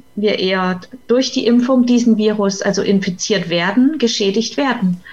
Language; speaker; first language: German; native; German